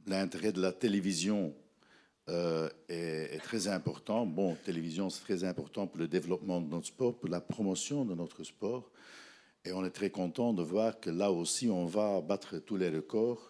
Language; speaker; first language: French; non-native, fluent; Dutch